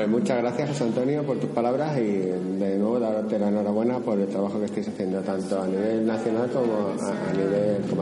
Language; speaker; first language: Spanish; native; Spanish